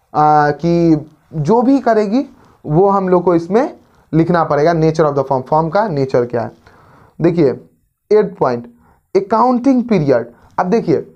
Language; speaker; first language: Hindi; native; Hindi